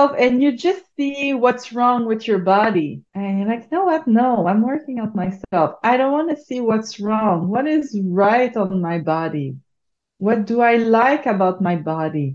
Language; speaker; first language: English; non-native, fluent; French